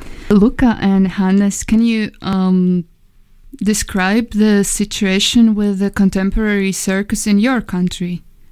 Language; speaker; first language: English; non-native, fluent; Latvian